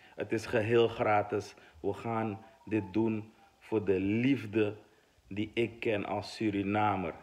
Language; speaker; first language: Dutch; native; Dutch